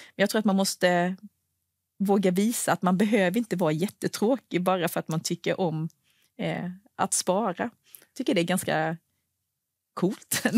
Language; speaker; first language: Swedish; native; Swedish